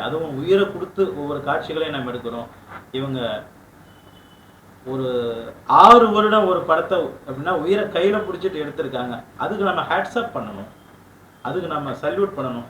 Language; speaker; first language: Tamil; native; Tamil